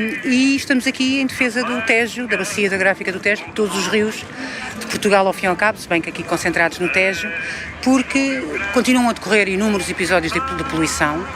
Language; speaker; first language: Portuguese; native; Portuguese